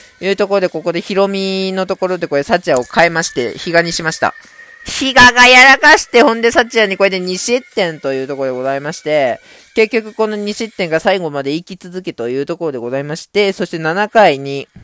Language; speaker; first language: Japanese; native; Japanese